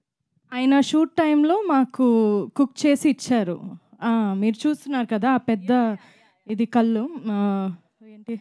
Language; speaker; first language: Telugu; non-native, fluent; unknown